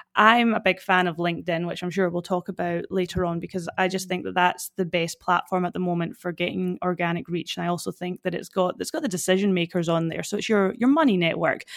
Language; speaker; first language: English; native; English